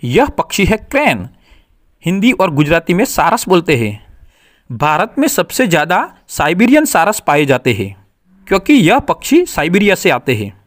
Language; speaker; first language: Hindi; non-native, local second language; Gujarati